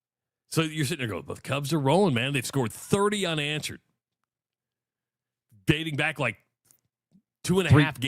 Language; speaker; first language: English; native; English